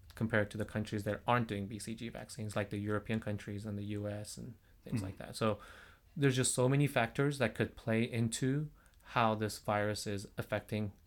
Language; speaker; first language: English; non-native, fluent; Korean